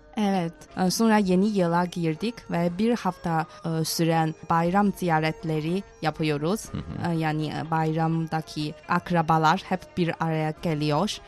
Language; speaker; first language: Turkish; non-native, fluent; Chinese